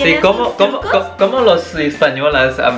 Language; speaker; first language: Spanish; non-native, learner; Chinese